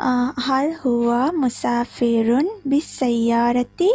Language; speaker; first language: Arabic; non-native, learner; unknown